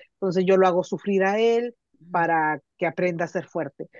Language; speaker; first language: Spanish; native; Spanish